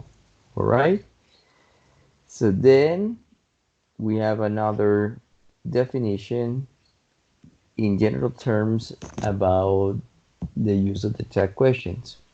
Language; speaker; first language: English; non-native, fluent; Spanish